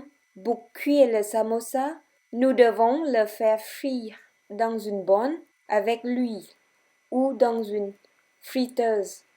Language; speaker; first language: French; non-native, fluent; Vietnamese